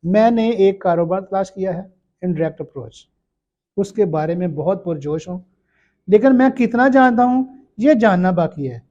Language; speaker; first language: Urdu; non-native, local second language; Punjabi